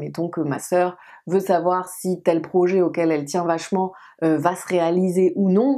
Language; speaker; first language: French; native; French